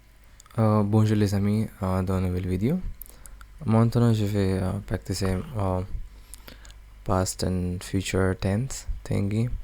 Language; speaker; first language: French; non-native, learner; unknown